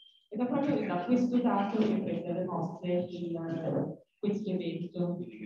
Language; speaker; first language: Italian; native; Italian